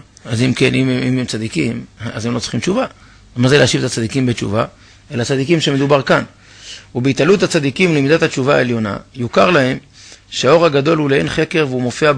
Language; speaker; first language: Hebrew; native; Hebrew